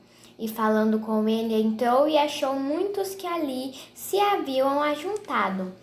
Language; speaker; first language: Portuguese; native; Portuguese